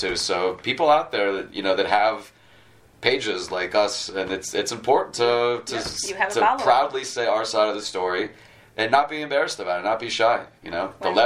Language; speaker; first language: English; native; English